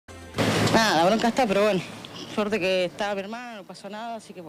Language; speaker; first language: Spanish; native; Spanish